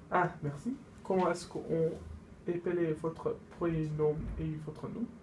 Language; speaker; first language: French; non-native, learner; Dutch